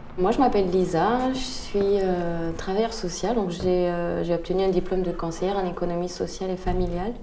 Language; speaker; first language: French; native; French